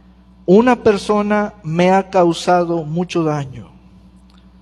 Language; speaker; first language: Spanish; native; Spanish